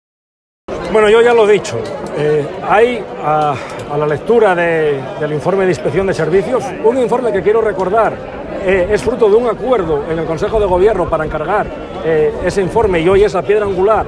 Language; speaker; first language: Spanish; native; Spanish